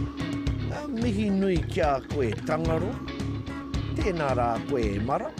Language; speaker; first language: Māori; non-native, local second language; English